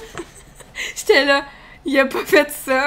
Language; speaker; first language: French; native; French